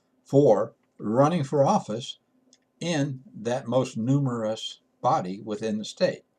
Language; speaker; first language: English; native; English